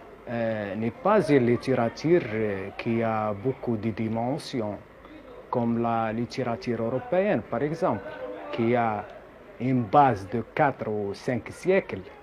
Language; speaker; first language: French; non-native, local second language; Arabic